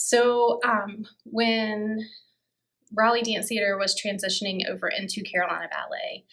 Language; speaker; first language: English; native; English